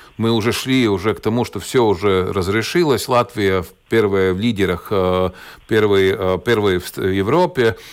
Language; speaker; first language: Russian; non-native, local second language; Latvian